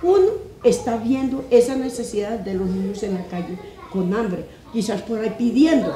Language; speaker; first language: Spanish; native; Spanish